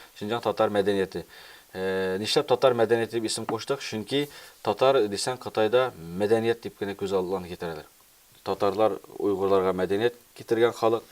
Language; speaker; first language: Tatar; early bilingual, heritage; Tatar